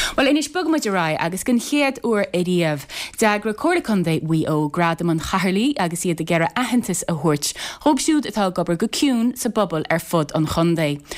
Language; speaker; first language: Irish; native; Irish